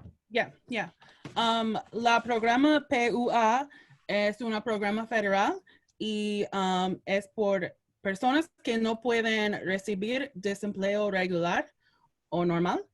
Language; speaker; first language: Spanish; non-native, learner; English